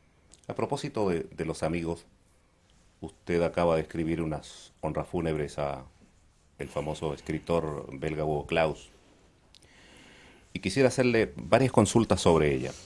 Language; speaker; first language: Spanish; native; Spanish